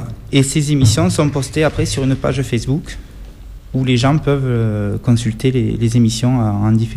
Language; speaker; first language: French; native; French